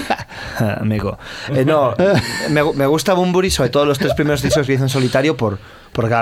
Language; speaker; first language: Spanish; native; Spanish